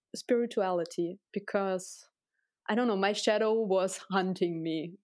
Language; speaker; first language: English; non-native, fluent; Russian